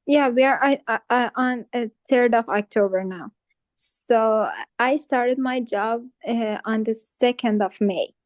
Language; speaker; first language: English; non-native, fluent; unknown